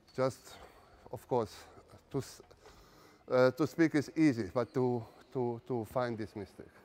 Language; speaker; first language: English; non-native, learner; Hungarian